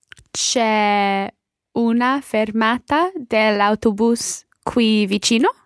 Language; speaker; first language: Italian; non-native, learner; English